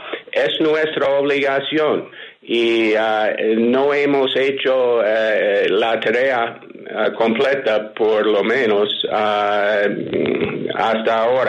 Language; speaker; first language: Spanish; non-native, fluent; English